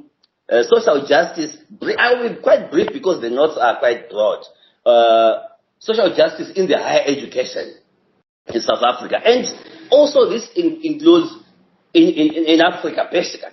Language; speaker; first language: English; non-native, local second language; Shona